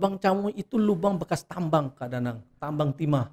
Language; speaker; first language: Indonesian; native; Indonesian